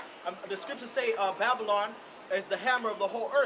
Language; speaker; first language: English; native; English